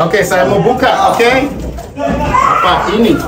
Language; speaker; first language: Indonesian; non-native, learner; English